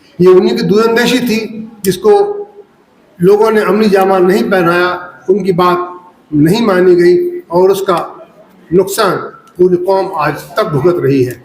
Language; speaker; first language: Urdu; native; Urdu